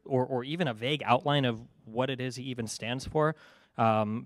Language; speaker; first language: English; native; English